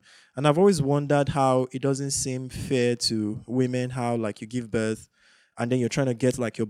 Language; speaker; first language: English; non-native, local second language; Yoruba